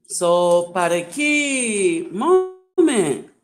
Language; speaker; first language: Portuguese; non-native, learner; English